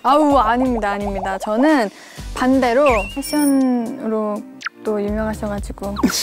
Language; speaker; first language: Korean; native; Korean